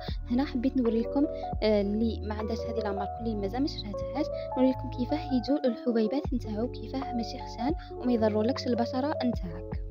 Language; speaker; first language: Arabic; native; Arabic